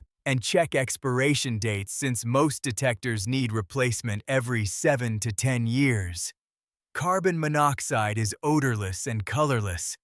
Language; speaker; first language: English; native; English